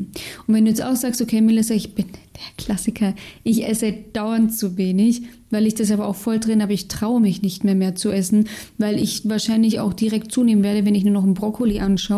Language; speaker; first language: German; native; German